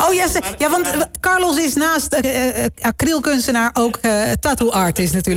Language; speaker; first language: Dutch; native; Dutch